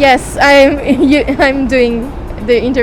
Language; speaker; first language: English; non-native, fluent; French